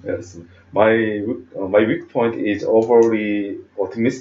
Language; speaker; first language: English; non-native, learner; Korean